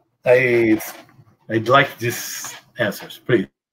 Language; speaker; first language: English; non-native, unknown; Portuguese